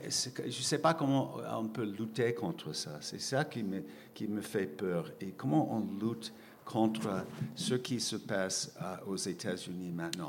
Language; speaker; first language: French; non-native, fluent; English